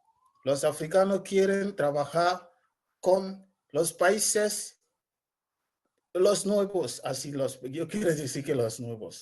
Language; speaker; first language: Spanish; non-native, learner; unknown